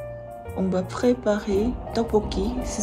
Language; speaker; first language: French; non-native, learner; Korean